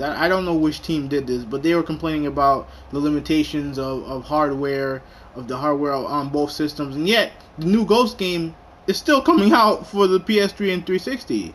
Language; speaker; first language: English; native; English